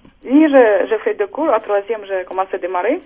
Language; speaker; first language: French; non-native, learner; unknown